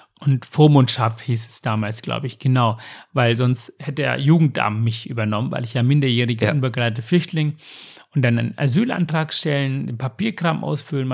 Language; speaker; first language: German; non-native, fluent; Tamil